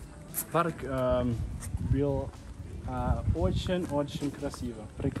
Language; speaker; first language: Russian; non-native, learner; German